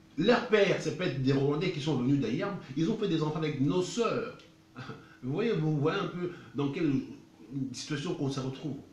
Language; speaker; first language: French; non-native, local second language; Lingala